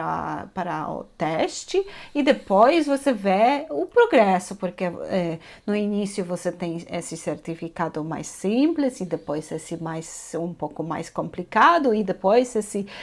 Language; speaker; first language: Portuguese; non-native, fluent; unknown